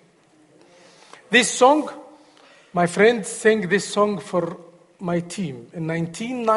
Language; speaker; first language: English; non-native, learner; Arabic